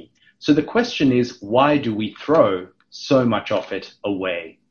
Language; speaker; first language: English; non-native, local second language; Sinhala